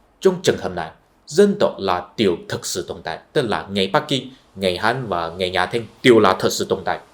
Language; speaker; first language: Vietnamese; non-native, fluent; Chinese